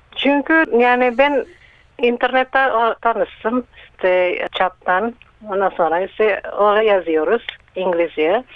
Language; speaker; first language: Turkish; non-native, learner; Indonesian